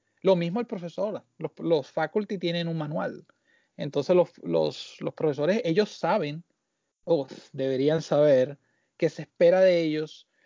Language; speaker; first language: Spanish; native; Spanish